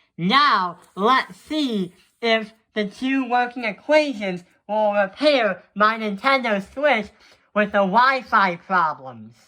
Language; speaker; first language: English; native; English